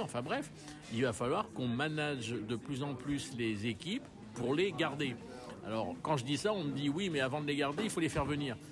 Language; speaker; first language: French; native; French